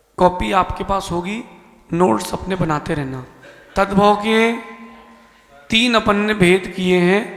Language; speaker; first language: Hindi; native; Hindi